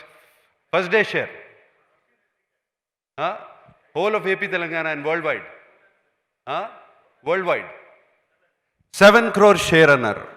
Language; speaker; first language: Telugu; native; Telugu